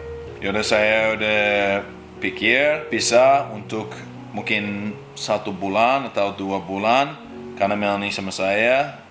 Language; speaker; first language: Indonesian; non-native, learner; English